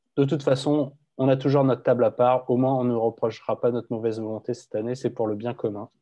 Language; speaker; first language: French; native; French